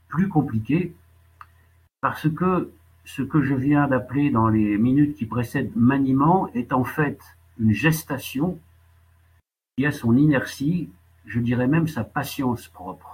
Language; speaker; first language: French; native; French